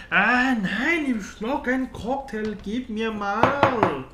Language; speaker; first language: German; non-native, learner; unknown